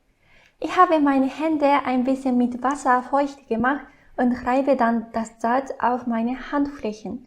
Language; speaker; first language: German; non-native, fluent; Japanese